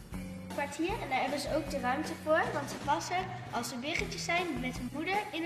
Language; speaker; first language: Dutch; native; Dutch